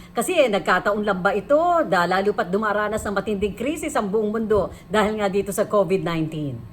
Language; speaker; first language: Filipino; native; Filipino